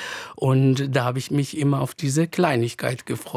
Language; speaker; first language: German; non-native, fluent; Arabic